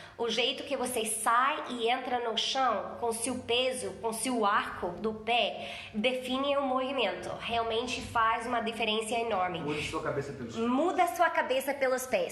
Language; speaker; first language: Portuguese; non-native, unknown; English